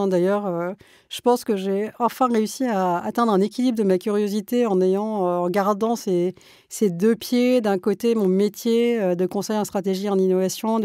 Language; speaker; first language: French; early bilingual, other home language; Malayalam